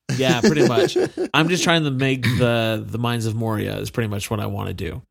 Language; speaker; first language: English; native; English